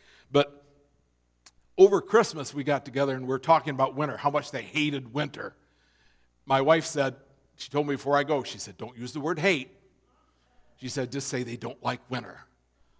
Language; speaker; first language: English; native; English